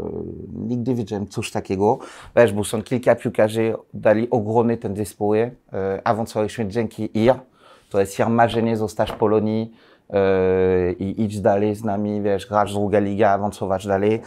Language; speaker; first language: Polish; non-native, learner; French